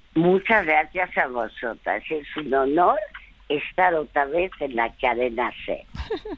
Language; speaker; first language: Spanish; early bilingual, other home language; French